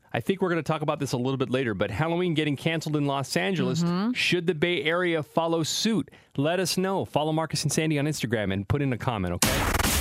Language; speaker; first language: English; native; English